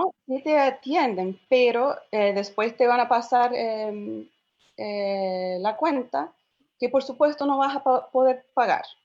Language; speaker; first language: Spanish; non-native, fluent; English